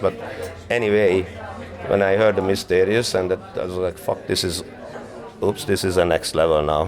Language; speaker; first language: English; non-native, fluent; Hungarian